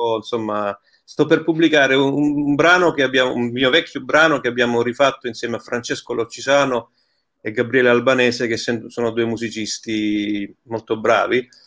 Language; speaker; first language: Italian; early bilingual, heritage; Italian